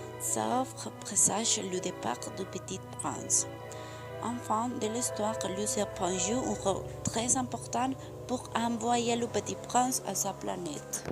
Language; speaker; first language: French; non-native, learner; Spanish